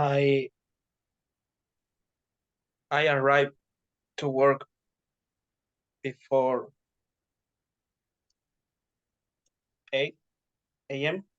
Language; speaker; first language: English; non-native, learner; Spanish